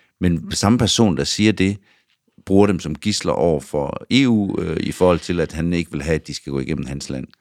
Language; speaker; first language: Danish; native; Danish